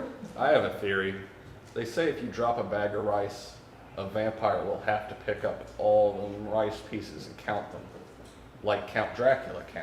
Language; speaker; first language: English; native; English